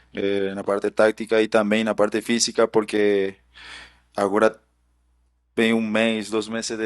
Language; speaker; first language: Portuguese; non-native, fluent; Spanish